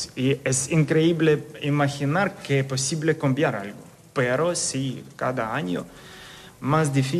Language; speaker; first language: Spanish; non-native, fluent; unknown